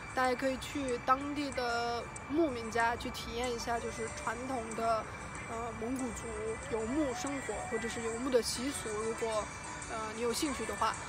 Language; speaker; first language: Chinese; non-native, local second language; Mongolian